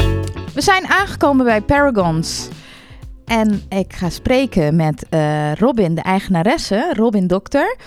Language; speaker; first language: Dutch; native; Dutch